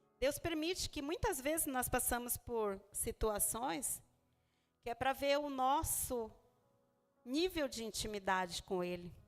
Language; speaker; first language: Portuguese; native; Portuguese